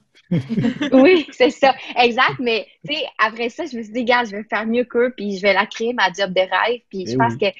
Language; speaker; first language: French; non-native, fluent; Spanish